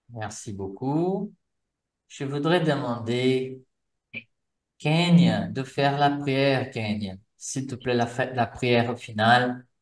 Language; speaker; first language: French; non-native, fluent; Portuguese